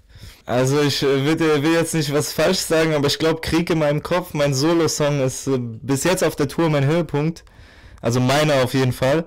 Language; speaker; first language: German; native; German